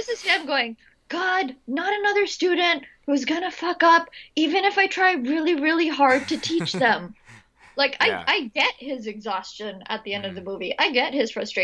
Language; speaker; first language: English; non-native, local second language; Filipino